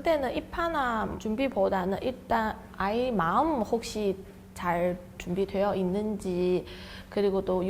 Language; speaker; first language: Korean; non-native, fluent; Chinese